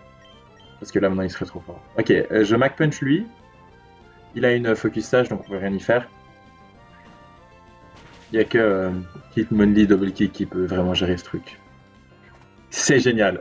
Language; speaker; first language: French; native; French